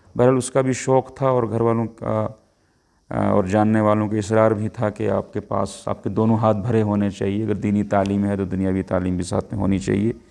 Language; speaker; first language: Urdu; non-native, local second language; Pahari-Potwari